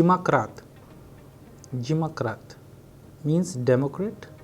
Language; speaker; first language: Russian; non-native, fluent; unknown